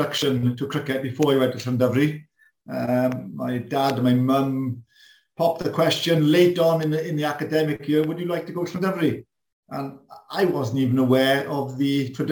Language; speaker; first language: English; non-native, local second language; Welsh